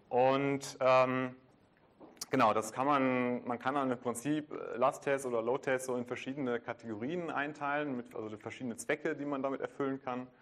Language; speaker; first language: German; native; German